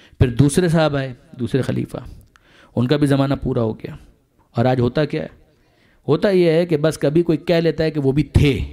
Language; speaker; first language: Urdu; non-native, local second language; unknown